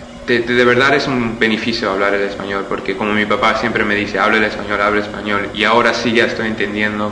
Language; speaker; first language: Spanish; early bilingual, heritage; Spanish